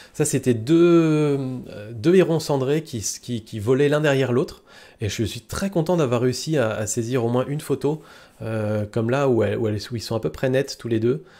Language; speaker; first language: French; native; French